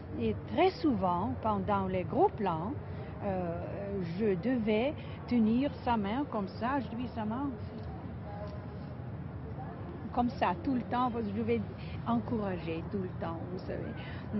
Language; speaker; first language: French; non-native, fluent; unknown